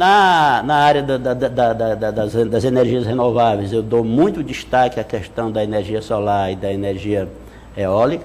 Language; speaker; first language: Portuguese; native; Portuguese